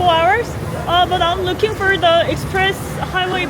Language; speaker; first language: English; non-native, learner; Korean